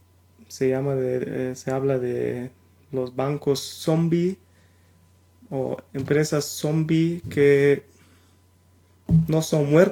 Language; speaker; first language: Spanish; non-native, fluent; German